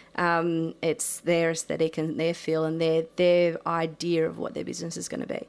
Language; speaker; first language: English; native; English